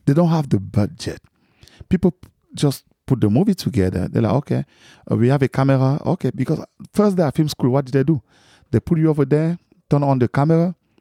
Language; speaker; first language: English; non-native, fluent; French